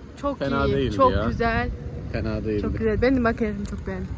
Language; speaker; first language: Turkish; non-native, fluent; Russian